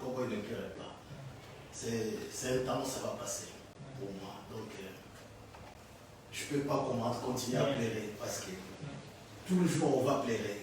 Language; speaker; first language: French; non-native, local second language; Lingala